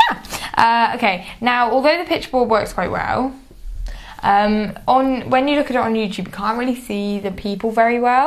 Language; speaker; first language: English; native; English